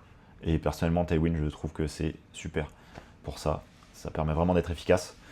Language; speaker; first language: French; native; French